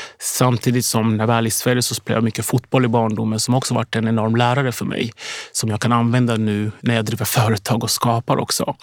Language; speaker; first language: Swedish; early bilingual, other home language; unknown